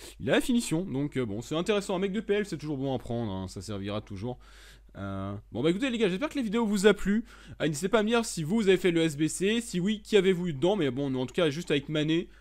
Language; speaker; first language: French; native; French